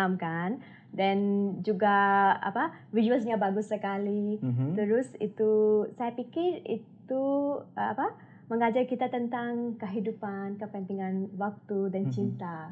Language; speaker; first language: Indonesian; non-native, learner; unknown